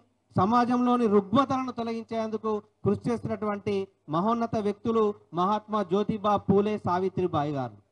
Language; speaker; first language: Telugu; native; Telugu